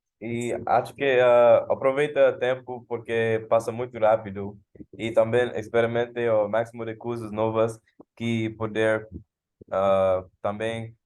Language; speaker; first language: Portuguese; non-native, learner; English